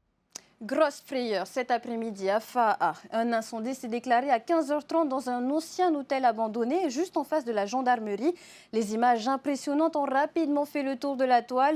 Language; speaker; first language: French; native; French